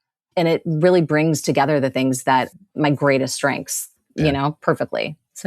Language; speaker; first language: English; native; English